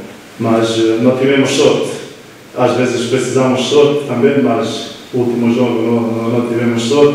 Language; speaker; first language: Portuguese; non-native, learner; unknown